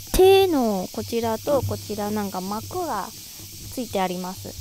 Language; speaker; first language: Japanese; non-native, fluent; Chinese